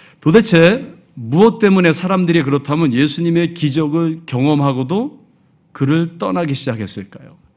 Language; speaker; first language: Korean; early bilingual, heritage; Korean